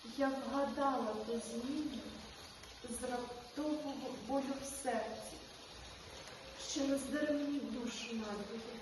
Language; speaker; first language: Ukrainian; native; Ukrainian